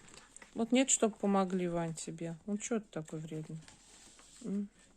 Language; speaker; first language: Russian; native; Russian